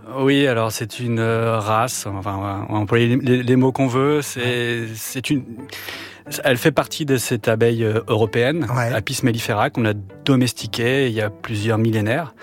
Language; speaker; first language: French; native; French